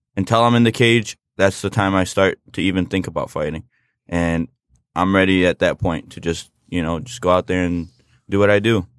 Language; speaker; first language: English; native; English